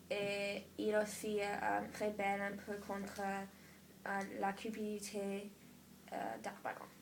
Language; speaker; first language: French; non-native, learner; English